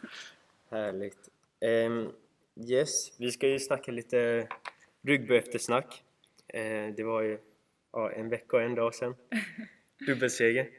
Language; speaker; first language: Swedish; native; Swedish